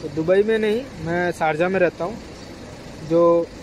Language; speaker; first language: Hindi; non-native, local second language; Gujarati